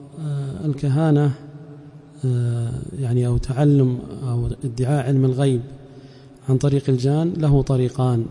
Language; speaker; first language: Arabic; native; Arabic